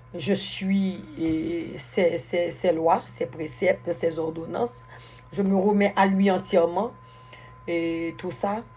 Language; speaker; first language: French; non-native, local second language; Haitian Creole